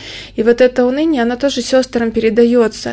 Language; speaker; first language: Russian; native; Russian